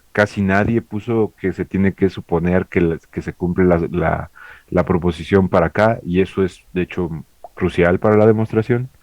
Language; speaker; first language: Spanish; native; Spanish